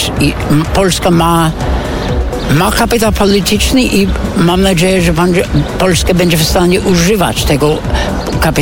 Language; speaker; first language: Polish; non-native, fluent; English